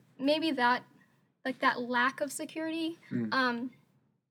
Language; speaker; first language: English; non-native, local second language; Somali